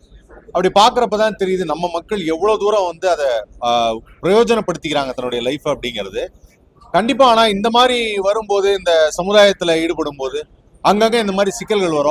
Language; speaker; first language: Tamil; native; Tamil